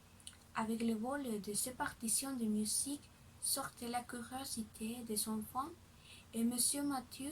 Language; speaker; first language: French; non-native, learner; Spanish